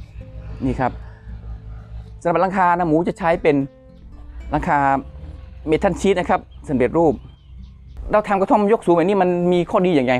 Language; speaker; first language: Thai; native; Thai